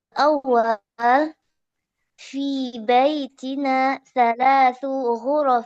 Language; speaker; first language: Arabic; non-native, learner; Indonesian